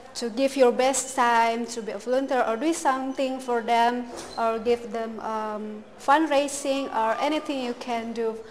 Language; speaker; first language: English; non-native, learner; Indonesian